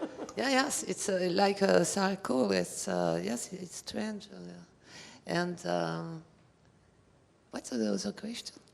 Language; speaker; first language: English; non-native, learner; French